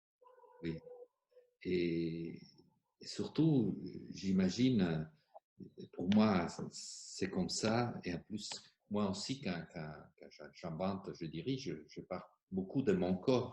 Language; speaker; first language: French; non-native, fluent; Italian